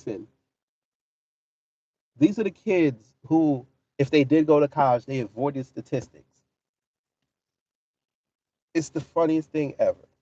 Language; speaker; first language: English; native; English